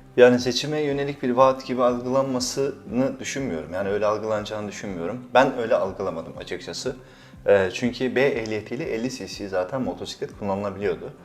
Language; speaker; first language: Turkish; native; Turkish